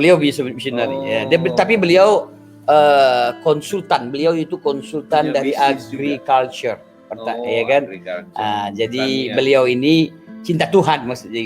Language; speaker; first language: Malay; non-native, local second language; Achinese